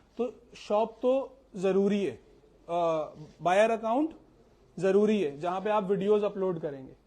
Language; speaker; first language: Urdu; native; Urdu